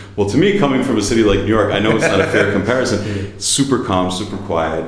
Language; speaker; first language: English; native; English